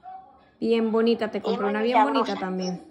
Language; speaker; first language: Spanish; native; Spanish